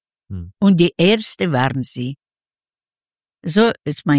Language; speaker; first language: German; non-native, learner; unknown